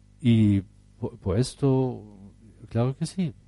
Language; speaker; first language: Spanish; non-native, fluent; German